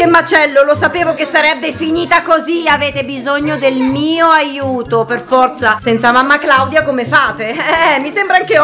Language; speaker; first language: Italian; native; Italian